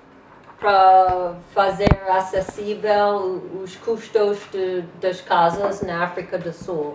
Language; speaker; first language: Portuguese; non-native, learner; English